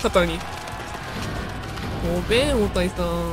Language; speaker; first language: Japanese; native; Japanese